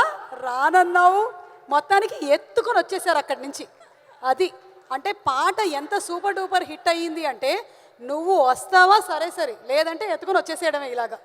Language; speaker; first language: Telugu; native; Telugu